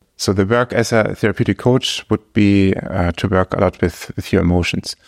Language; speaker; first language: English; non-native, fluent; German